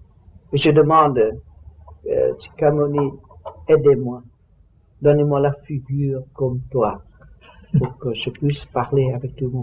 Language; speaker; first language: French; non-native, learner; Vietnamese